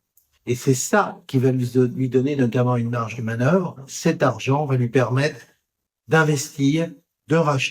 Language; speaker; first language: French; native; French